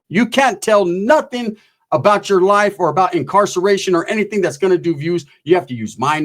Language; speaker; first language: English; native; English